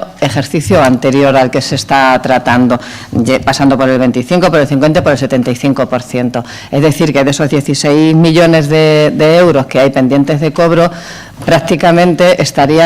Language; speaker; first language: Spanish; native; Spanish